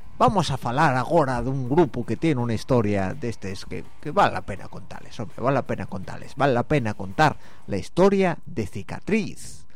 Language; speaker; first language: Spanish; native; Spanish